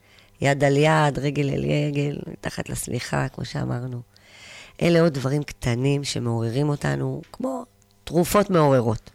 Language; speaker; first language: Hebrew; native; Hebrew